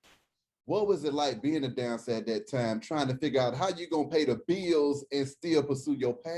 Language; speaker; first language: English; native; English